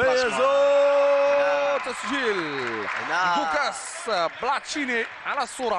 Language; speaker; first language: Arabic; native; Arabic